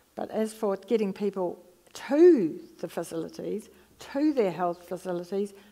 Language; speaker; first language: English; native; English